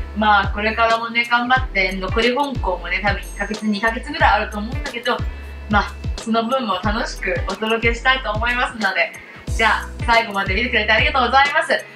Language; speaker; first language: Japanese; non-native, fluent; Cantonese